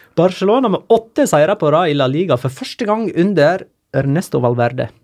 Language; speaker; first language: Norwegian; native; Norwegian